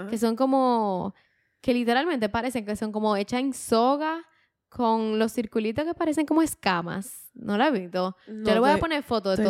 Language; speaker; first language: Spanish; native; Spanish